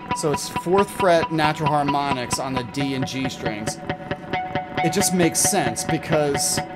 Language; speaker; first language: English; native; English